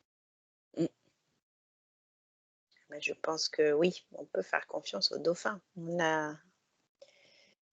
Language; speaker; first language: French; native; French